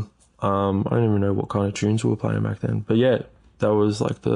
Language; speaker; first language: English; native; English